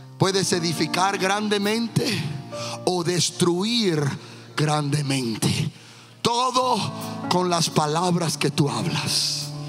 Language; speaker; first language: Spanish; early bilingual, heritage; Spanish